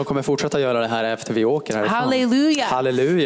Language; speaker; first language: Swedish; non-native, fluent; English